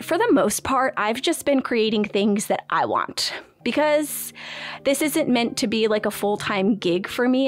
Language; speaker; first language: English; native; English